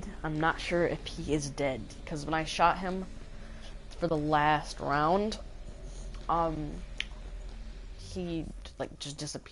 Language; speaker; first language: English; native; English